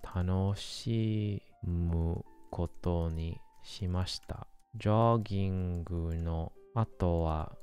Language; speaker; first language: Japanese; non-native, learner; English